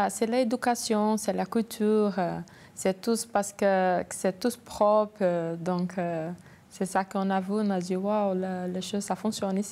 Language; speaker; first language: French; non-native, learner; Portuguese